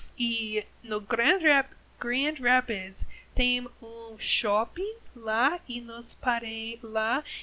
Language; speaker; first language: Portuguese; non-native, learner; English